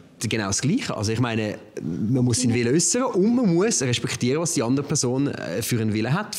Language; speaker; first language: German; native; German